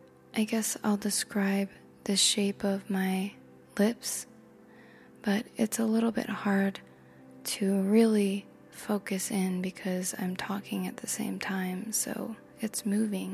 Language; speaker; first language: English; native; English